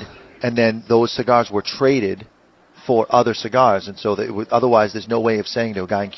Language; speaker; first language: English; native; English